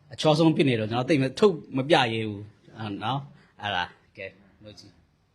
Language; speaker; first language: Burmese; non-native, local second language; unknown